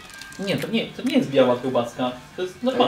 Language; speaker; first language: Polish; non-native, learner; Spanish